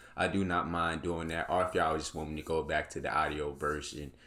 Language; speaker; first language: English; native; English